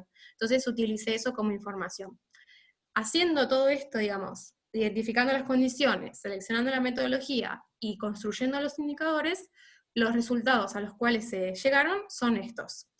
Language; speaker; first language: Spanish; native; Spanish